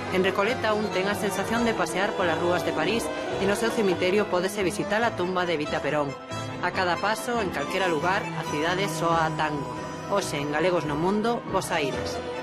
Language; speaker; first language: Galician; native; Galician